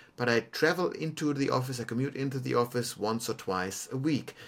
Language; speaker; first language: English; non-native, fluent; German